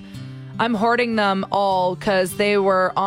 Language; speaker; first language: English; native; English